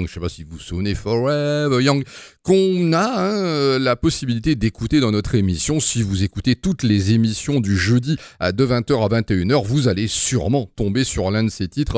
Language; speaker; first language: French; native; French